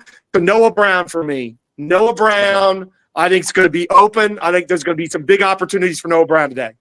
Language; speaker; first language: English; native; English